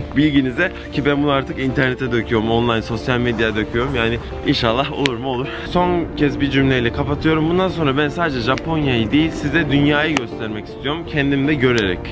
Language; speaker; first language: Turkish; early bilingual, heritage; Turkish